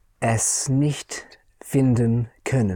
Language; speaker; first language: German; non-native, learner; English